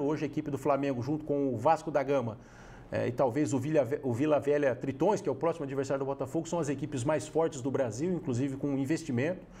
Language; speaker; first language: Portuguese; native; Portuguese